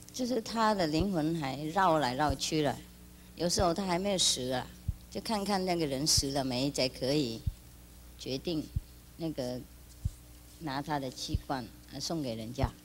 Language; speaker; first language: Chinese; non-native, fluent; Vietnamese